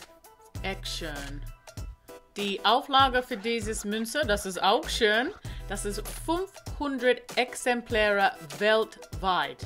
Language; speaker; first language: German; non-native, learner; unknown